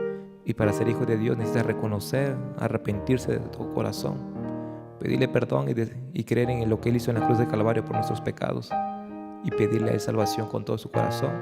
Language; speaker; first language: Spanish; native; Spanish